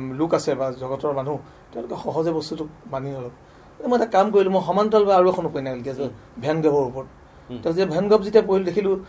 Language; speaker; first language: Assamese; native; Assamese